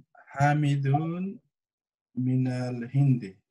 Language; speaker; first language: Arabic; non-native, learner; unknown